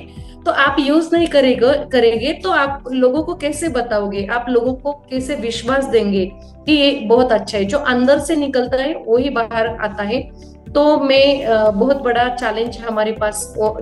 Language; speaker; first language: Hindi; native; Hindi